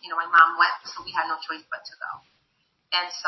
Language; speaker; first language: English; non-native, fluent; Spanish